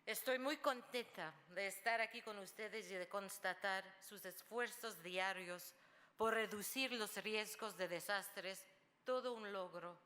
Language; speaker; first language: Spanish; early bilingual, heritage; Spanish